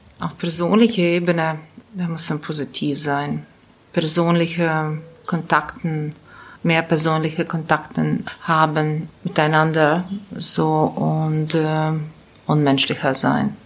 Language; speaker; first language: German; non-native, learner; Latvian